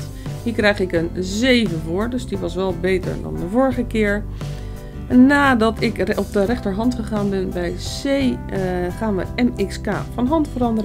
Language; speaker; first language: Dutch; native; Dutch